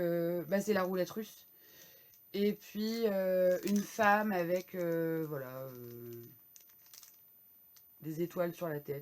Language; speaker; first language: French; native; French